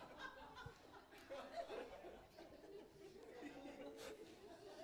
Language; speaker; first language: English; native; English